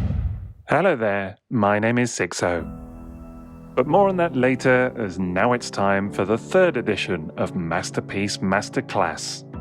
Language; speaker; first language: English; native; English